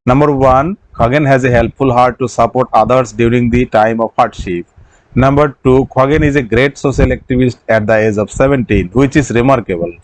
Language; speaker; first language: English; non-native, local second language; Assamese